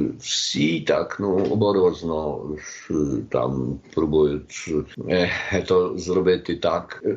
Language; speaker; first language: Polish; non-native, learner; Ukrainian